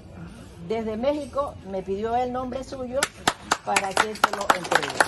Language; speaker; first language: Spanish; native; Spanish